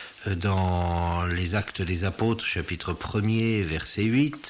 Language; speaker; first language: French; native; French